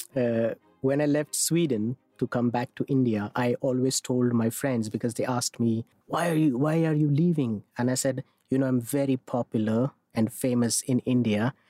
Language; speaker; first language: English; non-native, local second language; Marathi